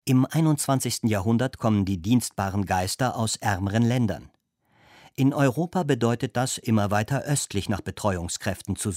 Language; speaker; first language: German; native; German